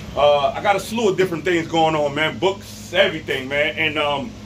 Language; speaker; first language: English; native; English